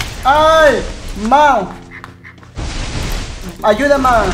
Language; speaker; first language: Portuguese; non-native, learner; Spanish